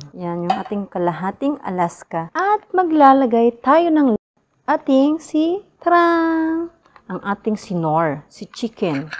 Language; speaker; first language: Filipino; non-native, local second language; Cebuano